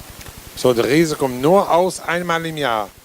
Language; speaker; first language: German; non-native, fluent; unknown